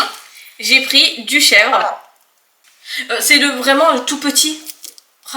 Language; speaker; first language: French; native; French